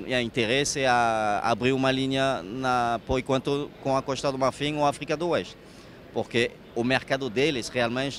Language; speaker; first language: Portuguese; non-native, fluent; French